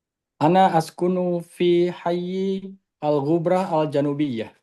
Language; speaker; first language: Arabic; non-native, learner; Indonesian